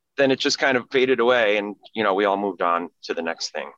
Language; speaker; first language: English; native; English